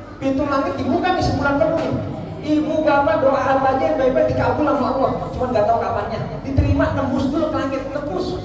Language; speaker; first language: Indonesian; non-native, local second language; Javanese